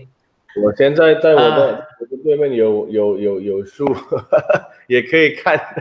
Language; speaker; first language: Chinese; non-native, learner; Indonesian